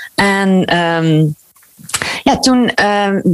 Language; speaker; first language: Dutch; native; Dutch